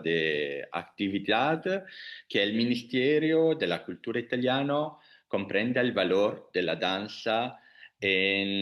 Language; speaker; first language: Spanish; non-native, learner; Italian